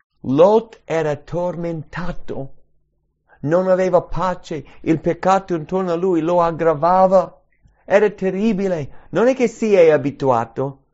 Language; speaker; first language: Italian; early bilingual, heritage; English